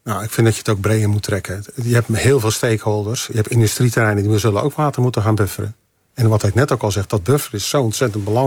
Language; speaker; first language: Dutch; native; Dutch